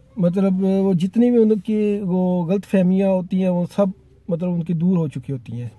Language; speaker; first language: Urdu; non-native, local second language; Punjabi